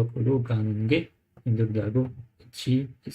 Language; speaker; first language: Korean; non-native, learner; English